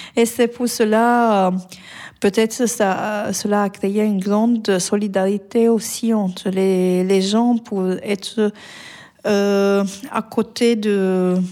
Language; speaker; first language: French; non-native, fluent; Arabic